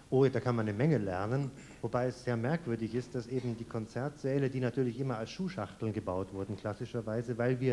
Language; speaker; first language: German; native; German